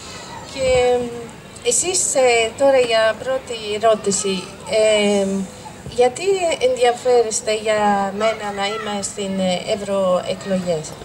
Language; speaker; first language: Greek; non-native, fluent; Arabic